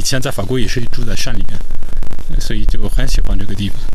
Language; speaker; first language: Chinese; non-native, fluent; French